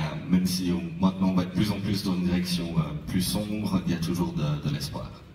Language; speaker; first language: French; native; French